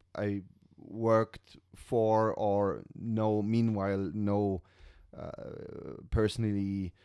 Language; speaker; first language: English; non-native, fluent; German